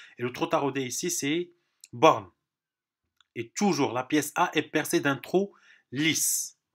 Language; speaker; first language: French; non-native, local second language; Arabic